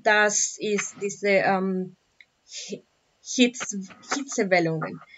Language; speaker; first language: German; non-native, learner; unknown